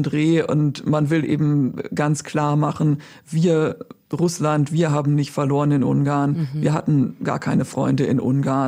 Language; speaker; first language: German; native; German